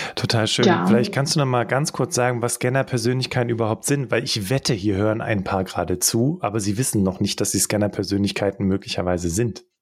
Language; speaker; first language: German; early bilingual, other home language; English